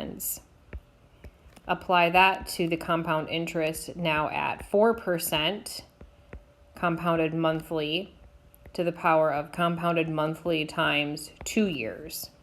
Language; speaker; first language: English; native; English